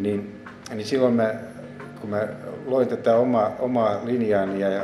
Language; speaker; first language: Finnish; native; Finnish